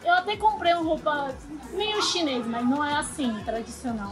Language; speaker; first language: Portuguese; non-native, fluent; Chinese